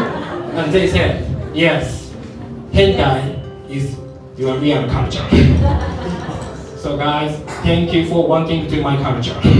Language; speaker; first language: English; non-native, fluent; Japanese